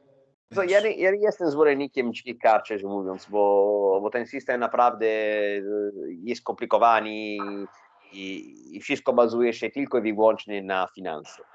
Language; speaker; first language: Polish; non-native, fluent; Italian